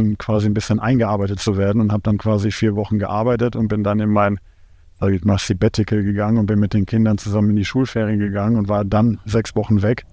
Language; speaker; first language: German; native; German